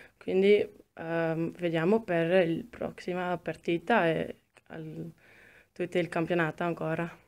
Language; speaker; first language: Italian; non-native, learner; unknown